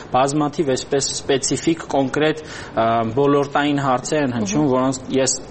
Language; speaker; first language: Armenian; native; Armenian